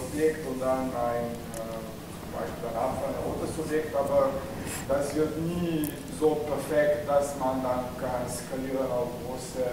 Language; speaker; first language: German; non-native, fluent; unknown